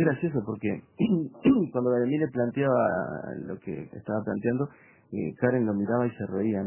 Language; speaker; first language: Spanish; native; Spanish